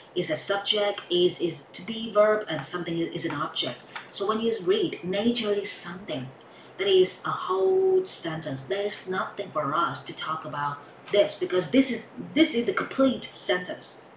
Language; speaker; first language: English; non-native, fluent; Vietnamese